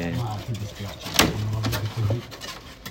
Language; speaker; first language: Italian; non-native, learner; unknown